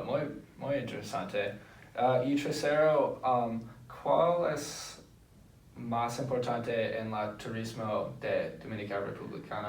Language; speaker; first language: Spanish; non-native, learner; English